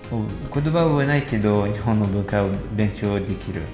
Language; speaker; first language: Japanese; non-native, learner; French